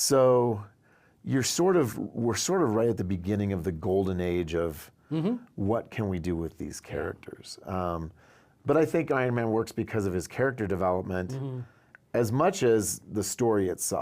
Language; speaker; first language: English; native; English